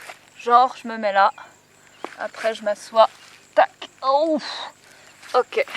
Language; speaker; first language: French; native; French